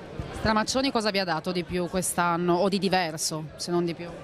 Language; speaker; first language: Italian; native; Italian